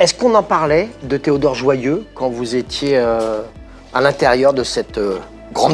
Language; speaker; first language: French; native; French